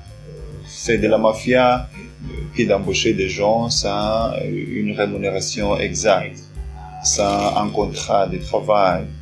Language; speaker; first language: French; non-native, fluent; Portuguese